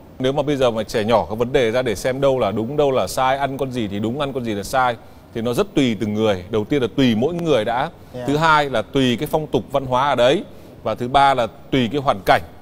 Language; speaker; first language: Vietnamese; native; Vietnamese